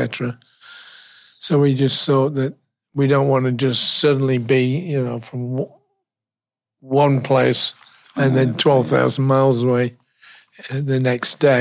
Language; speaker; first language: English; native; English